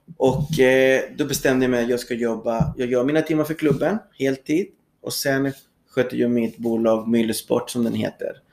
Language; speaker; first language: Swedish; non-native, fluent; Spanish